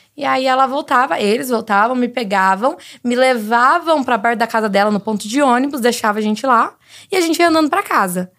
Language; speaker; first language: Portuguese; native; Portuguese